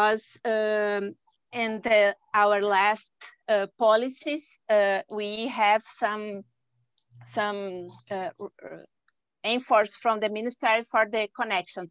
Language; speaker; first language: English; non-native, learner; Portuguese